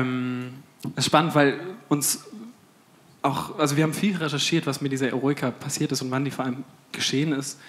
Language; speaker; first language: German; native; German